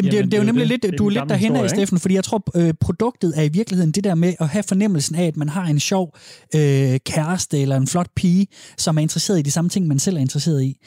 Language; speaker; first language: Danish; native; Danish